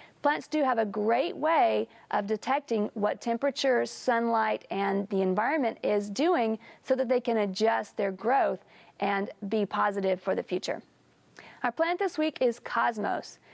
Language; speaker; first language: English; native; English